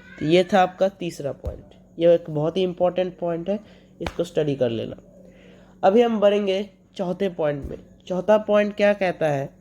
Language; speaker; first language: Hindi; non-native, local second language; Bangla